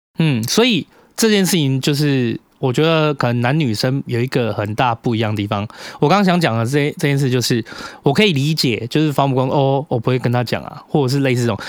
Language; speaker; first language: Chinese; native; Chinese